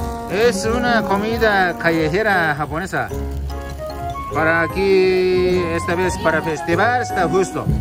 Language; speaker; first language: Spanish; non-native, learner; Japanese